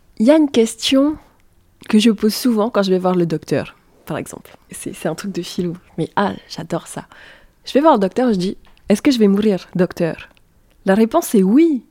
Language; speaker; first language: French; native; French